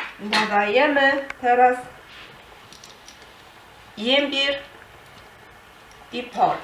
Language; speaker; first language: Polish; non-native, learner; Chinese